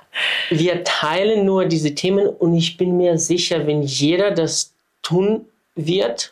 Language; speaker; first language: German; non-native, fluent; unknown